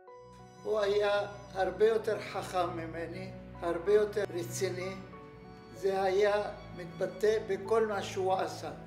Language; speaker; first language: Hebrew; non-native, fluent; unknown